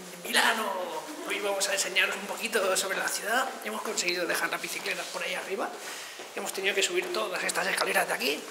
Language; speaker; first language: Spanish; native; Spanish